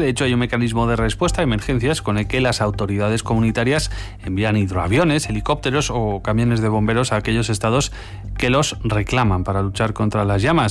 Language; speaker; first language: Spanish; native; Spanish